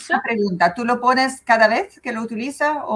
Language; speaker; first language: Spanish; non-native, fluent; Italian